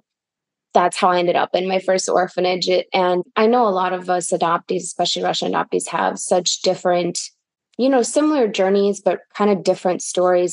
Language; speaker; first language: English; early bilingual, other home language; Russian